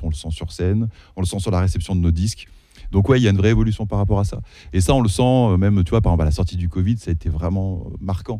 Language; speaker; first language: French; early bilingual, other home language; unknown